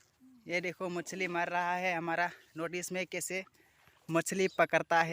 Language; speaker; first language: Hindi; non-native, local second language; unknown